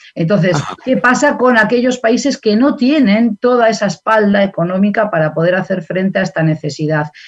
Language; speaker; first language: Spanish; native; Spanish